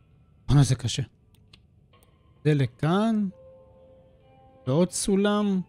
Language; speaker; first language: Hebrew; native; Hebrew